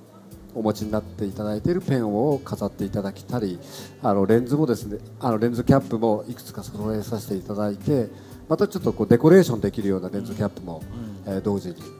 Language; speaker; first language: Japanese; native; Japanese